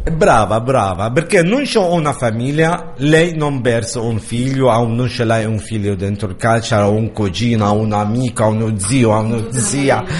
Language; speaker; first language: Italian; non-native, learner; Arabic